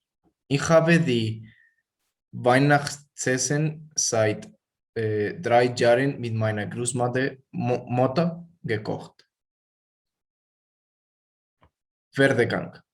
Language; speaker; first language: German; non-native, learner; Spanish